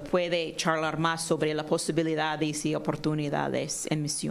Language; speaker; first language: Spanish; non-native, fluent; English